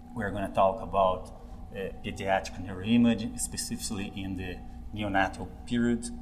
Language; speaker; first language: English; non-native, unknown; Portuguese